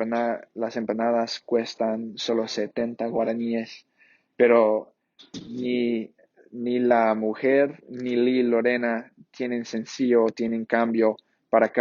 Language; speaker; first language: Spanish; non-native, fluent; English